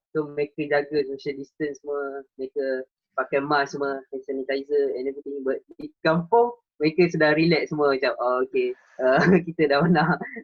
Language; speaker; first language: Malay; native; Malay